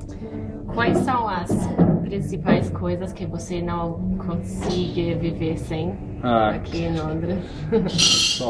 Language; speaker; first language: Portuguese; non-native, fluent; English